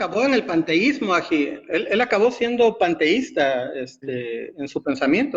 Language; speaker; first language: Spanish; native; Spanish